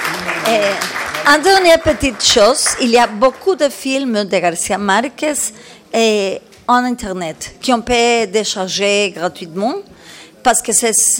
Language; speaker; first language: French; non-native, learner; Spanish